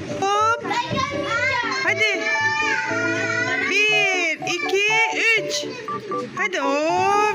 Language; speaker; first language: Turkish; native; Turkish